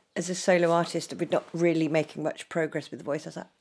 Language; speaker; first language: English; native; English